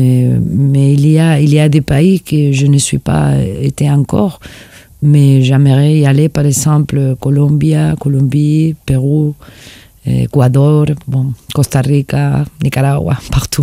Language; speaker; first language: French; non-native, fluent; Spanish